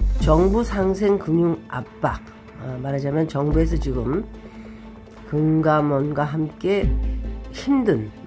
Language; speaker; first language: Korean; native; Korean